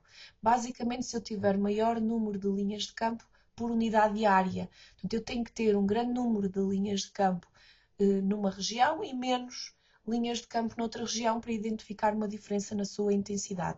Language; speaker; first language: Portuguese; native; Portuguese